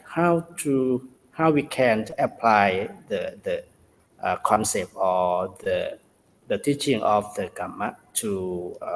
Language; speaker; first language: English; non-native, learner; Thai